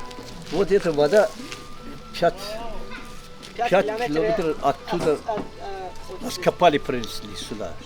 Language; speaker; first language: Russian; non-native, local second language; Tajik